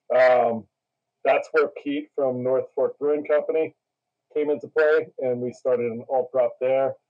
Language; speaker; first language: English; native; English